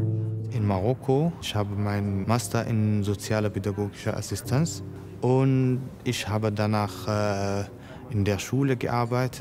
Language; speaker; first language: German; non-native, learner; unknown